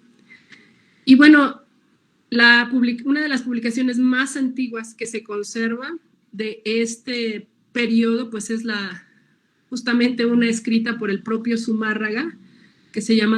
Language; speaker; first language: Spanish; native; Spanish